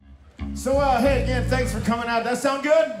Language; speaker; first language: English; native; English